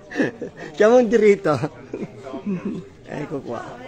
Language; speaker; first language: Italian; non-native, learner; Filipino